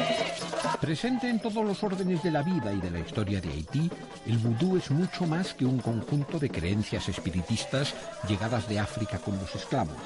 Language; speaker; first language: Spanish; native; Spanish